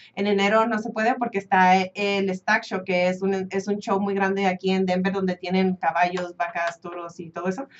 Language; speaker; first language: Spanish; early bilingual, heritage; Spanish